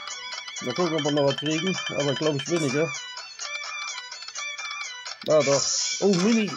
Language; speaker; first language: German; native; German